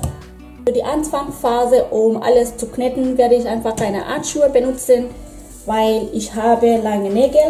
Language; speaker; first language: German; non-native, fluent; Swahili